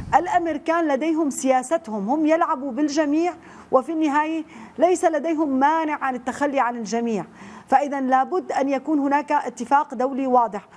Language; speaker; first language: Arabic; native; Arabic